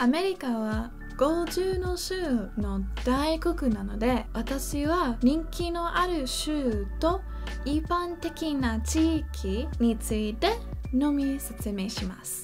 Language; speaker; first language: Japanese; non-native, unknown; English